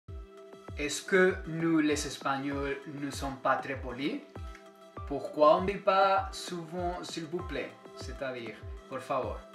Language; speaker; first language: French; non-native, fluent; Spanish